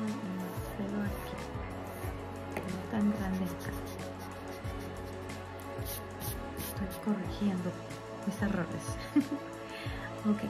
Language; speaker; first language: Spanish; early bilingual, heritage; Spanish